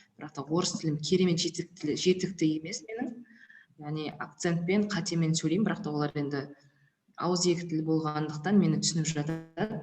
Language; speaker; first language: Kazakh; native; Kazakh